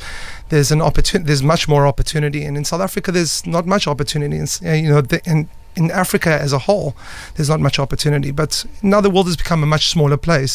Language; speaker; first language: English; native; English